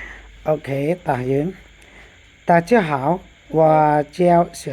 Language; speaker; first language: Chinese; non-native, learner; Khmer